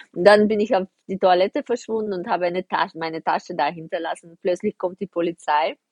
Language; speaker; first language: German; non-native, fluent; Russian